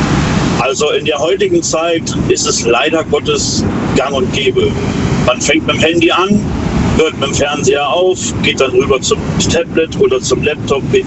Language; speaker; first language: German; native; German